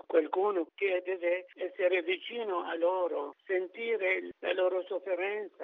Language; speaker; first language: Italian; non-native, fluent; Arabic